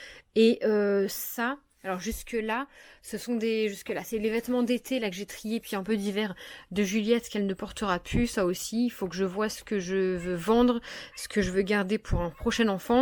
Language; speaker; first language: French; native; French